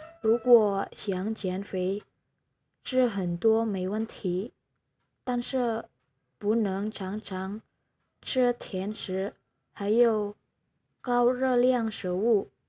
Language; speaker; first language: Chinese; non-native, learner; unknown